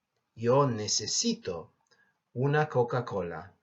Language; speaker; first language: Spanish; non-native, fluent; English